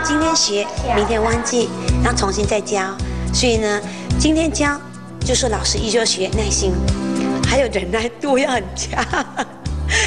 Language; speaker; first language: Chinese; native; Chinese